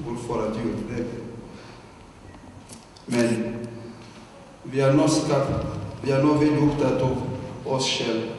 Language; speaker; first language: Norwegian; non-native, fluent; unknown